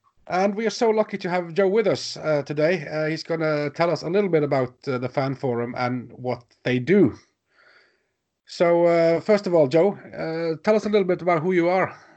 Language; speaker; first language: English; non-native, fluent; Norwegian